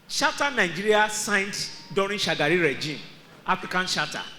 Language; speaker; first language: English; non-native, local second language; Yoruba